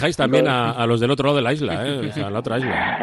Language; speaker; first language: Spanish; native; Spanish